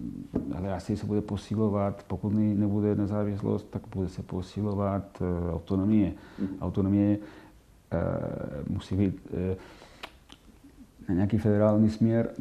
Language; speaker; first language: Czech; non-native, fluent; Catalan